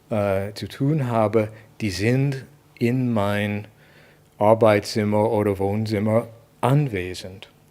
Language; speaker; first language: German; non-native, fluent; English